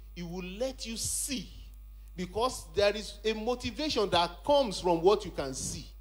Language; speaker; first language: English; non-native, local second language; Yoruba